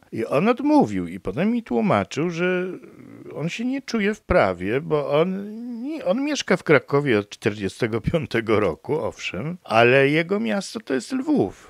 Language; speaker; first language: Polish; native; Polish